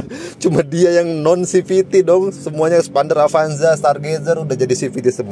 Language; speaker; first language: Indonesian; native; Indonesian